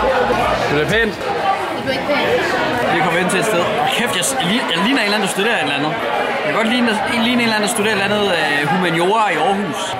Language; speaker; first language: Danish; native; Danish